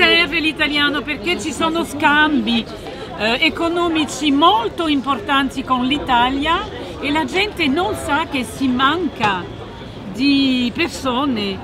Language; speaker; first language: Italian; non-native, fluent; French